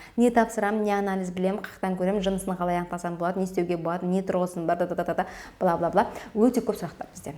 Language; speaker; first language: Kazakh; native; Kazakh